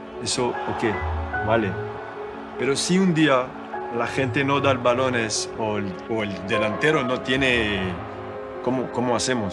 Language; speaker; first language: Spanish; non-native, learner; French